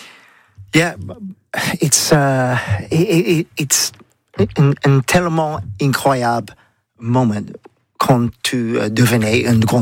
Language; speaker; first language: French; non-native, learner; English